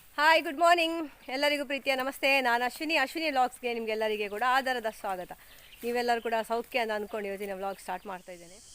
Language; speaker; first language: Kannada; non-native, local second language; Tulu